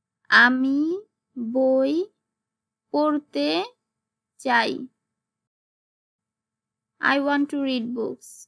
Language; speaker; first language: English; non-native, local second language; Bangla